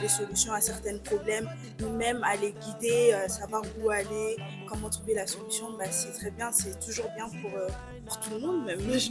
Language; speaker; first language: French; early bilingual, other home language; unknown